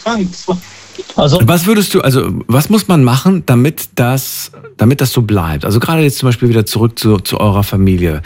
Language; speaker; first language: German; native; German